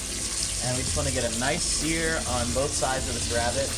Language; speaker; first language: English; native; English